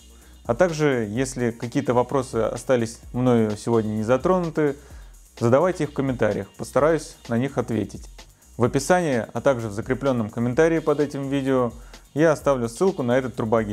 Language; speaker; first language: Russian; native; Russian